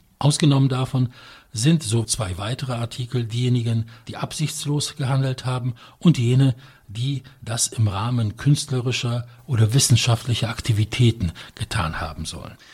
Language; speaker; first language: German; non-native, fluent; Polish